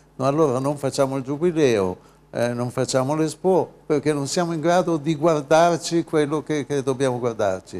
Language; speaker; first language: Italian; native; Italian